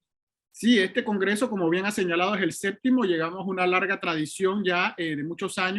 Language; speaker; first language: Spanish; native; Spanish